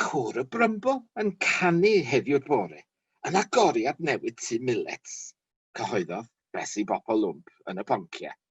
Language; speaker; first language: Welsh; native; Welsh